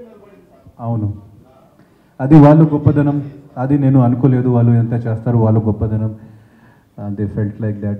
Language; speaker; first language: Telugu; non-native, fluent; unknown